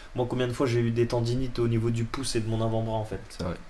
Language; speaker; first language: French; native; French